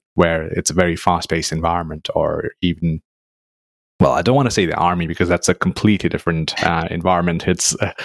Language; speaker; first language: English; non-native, local second language; Nepali